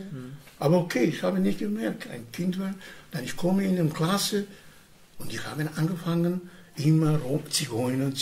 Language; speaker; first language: German; non-native, learner; Romany